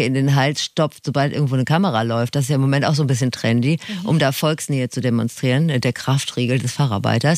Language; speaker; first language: German; native; German